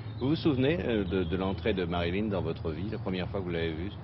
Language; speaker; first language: French; native; French